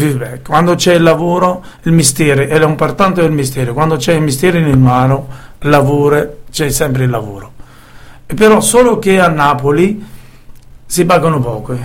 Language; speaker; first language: Italian; non-native, learner; Arabic